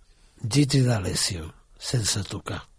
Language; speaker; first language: Italian; non-native, fluent; Catalan